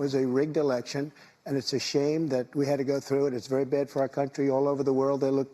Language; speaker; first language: English; native; English